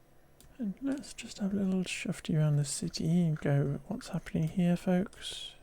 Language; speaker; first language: English; native; English